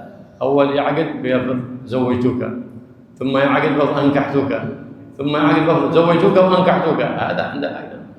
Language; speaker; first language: Arabic; native; Arabic